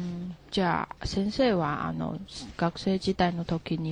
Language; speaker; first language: Japanese; non-native, learner; Chinese